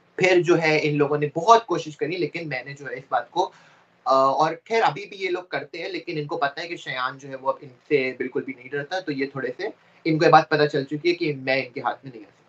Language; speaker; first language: Urdu; native; Urdu